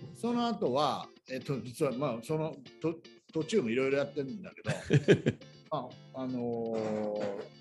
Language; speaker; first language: Japanese; native; Japanese